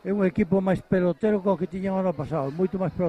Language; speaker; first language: Spanish; non-native, local second language; Galician